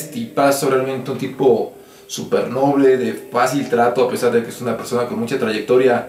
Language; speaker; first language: Spanish; native; Spanish